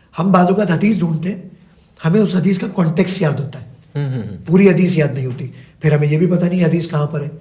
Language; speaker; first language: Urdu; native; Urdu